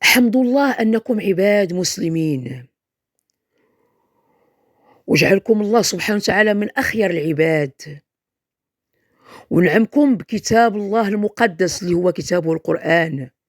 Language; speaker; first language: Arabic; native; Arabic